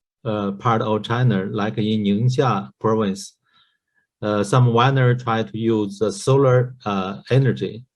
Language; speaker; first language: English; non-native, learner; Chinese